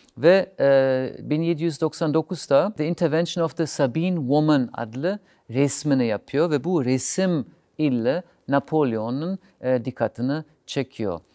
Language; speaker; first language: Turkish; non-native, fluent; German